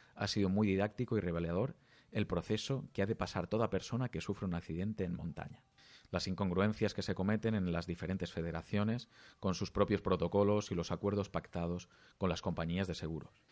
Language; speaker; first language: Spanish; native; Spanish